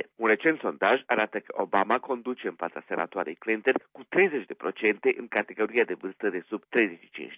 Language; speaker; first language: Romanian; native; Romanian